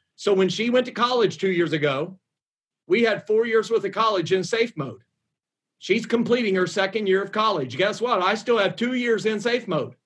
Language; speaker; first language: English; native; English